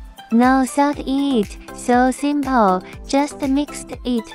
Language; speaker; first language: English; non-native, learner; Chinese